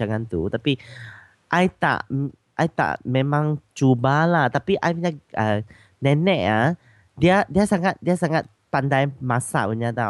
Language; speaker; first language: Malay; non-native, local second language; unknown